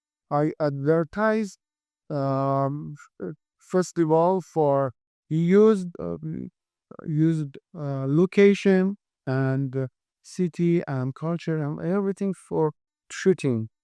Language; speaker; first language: English; non-native, learner; Persian